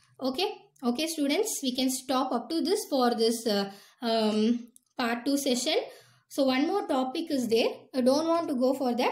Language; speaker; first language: English; non-native, local second language; Tamil